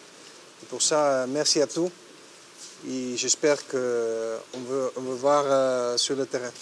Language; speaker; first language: French; non-native, fluent; Dutch